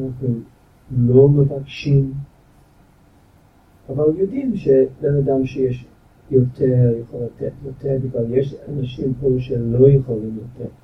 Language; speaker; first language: Hebrew; non-native, fluent; English